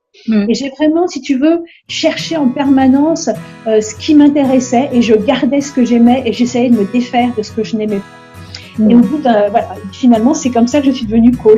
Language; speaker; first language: French; native; French